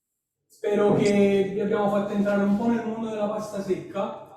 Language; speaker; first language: Italian; native; Italian